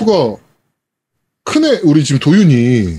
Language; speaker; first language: Korean; native; Korean